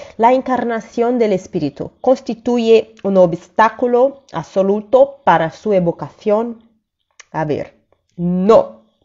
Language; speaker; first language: Spanish; non-native, fluent; Portuguese